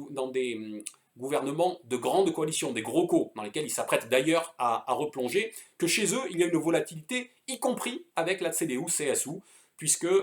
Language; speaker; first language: French; native; French